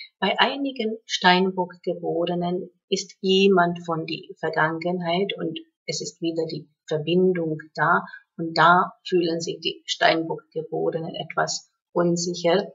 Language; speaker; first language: German; non-native, fluent; Hungarian